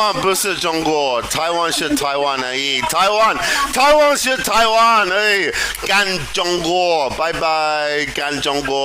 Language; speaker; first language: Chinese; non-native, learner; English